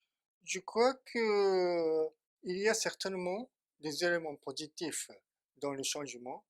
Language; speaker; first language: French; non-native, fluent; Japanese